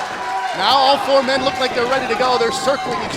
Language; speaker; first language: English; native; English